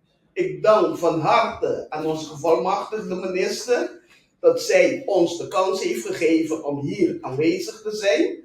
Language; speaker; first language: Dutch; non-native, local second language; Papiamento